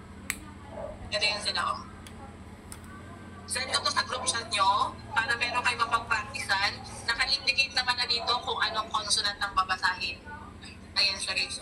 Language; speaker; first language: Filipino; native; Filipino